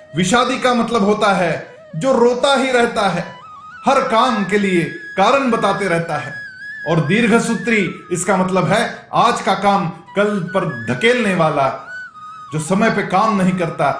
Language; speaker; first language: Hindi; native; Hindi